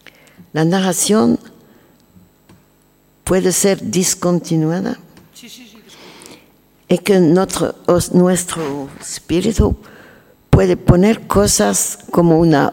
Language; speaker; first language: Spanish; non-native, learner; French